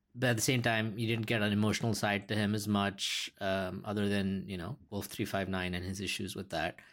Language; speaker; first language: English; early bilingual, other home language; Hindi